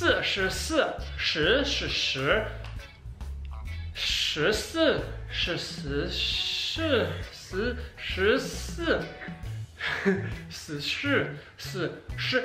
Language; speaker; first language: Chinese; non-native, learner; Danish